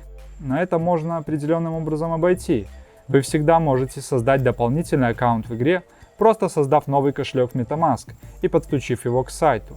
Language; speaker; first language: Russian; native; Russian